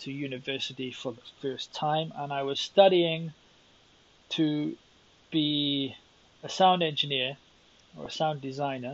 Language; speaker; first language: English; native; English